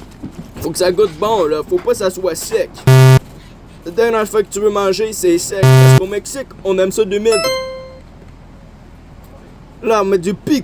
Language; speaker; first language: French; native; French